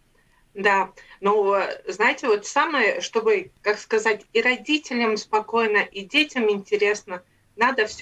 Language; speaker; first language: Russian; non-native, local second language; Latvian